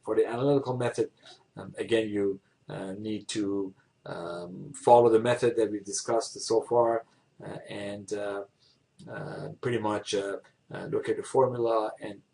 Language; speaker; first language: English; non-native, fluent; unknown